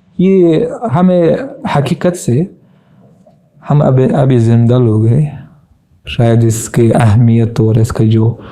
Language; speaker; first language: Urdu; non-native, learner; Pashto